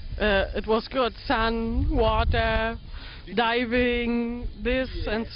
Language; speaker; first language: English; non-native, learner; German